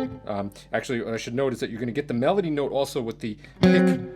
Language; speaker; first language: English; native; English